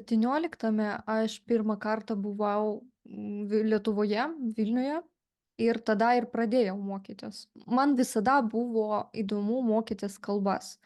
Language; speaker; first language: Lithuanian; non-native, fluent; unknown